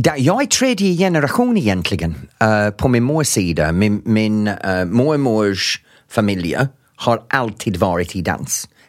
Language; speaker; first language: Swedish; non-native, fluent; English